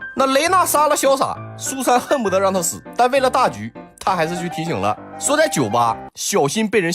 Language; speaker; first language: Chinese; native; Chinese